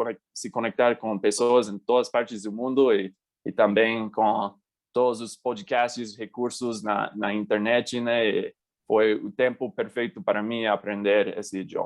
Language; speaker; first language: Portuguese; non-native, fluent; English